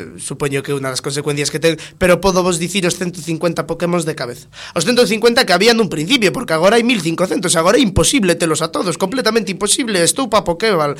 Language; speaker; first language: Galician; non-native, local second language; Spanish